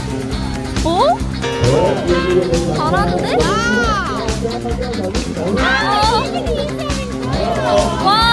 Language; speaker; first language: Chinese; non-native, learner; Korean